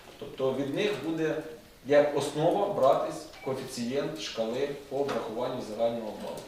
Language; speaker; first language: Ukrainian; native; Ukrainian